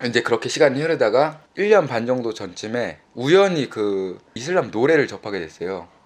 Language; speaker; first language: Korean; native; Korean